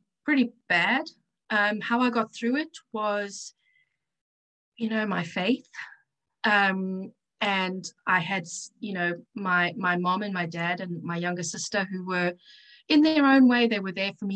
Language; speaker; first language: English; native; English